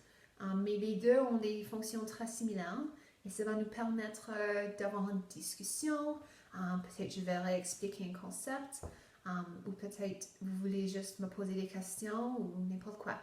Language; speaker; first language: French; non-native, local second language; English